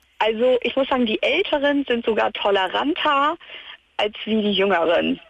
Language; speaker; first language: German; native; German